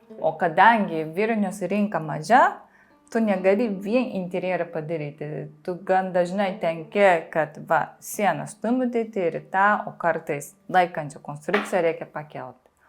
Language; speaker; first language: Lithuanian; non-native, fluent; Japanese